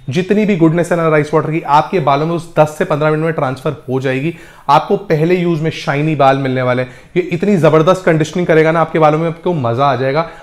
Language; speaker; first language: Hindi; native; Hindi